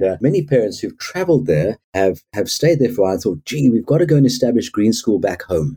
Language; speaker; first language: English; native; English